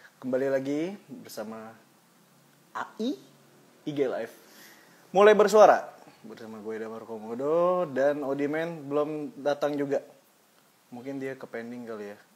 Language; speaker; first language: Indonesian; native; Indonesian